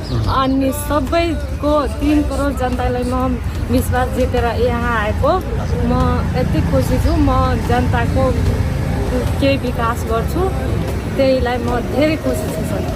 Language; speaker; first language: Nepali; non-native, local second language; Maithili